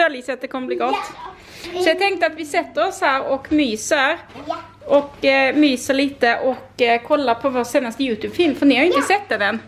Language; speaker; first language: Swedish; native; Swedish